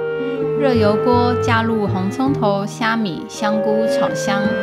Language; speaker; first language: Chinese; native; Chinese